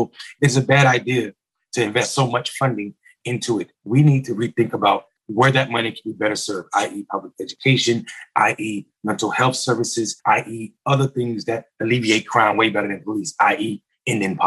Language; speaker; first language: English; native; English